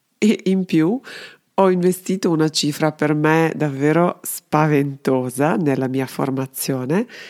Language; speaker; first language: Italian; non-native, fluent; Serbian